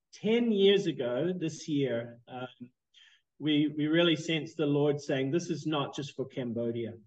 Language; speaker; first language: English; native; English